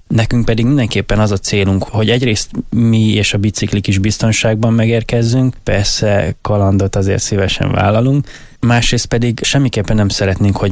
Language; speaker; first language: Hungarian; native; Hungarian